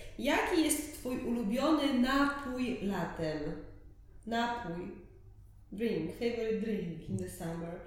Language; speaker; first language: Polish; native; Polish